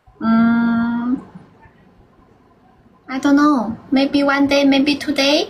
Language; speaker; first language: English; non-native, learner; Chinese